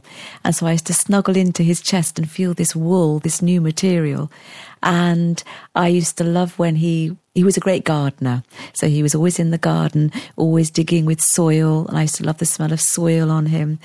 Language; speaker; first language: English; native; English